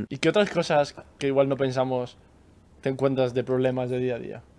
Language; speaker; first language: Spanish; native; Spanish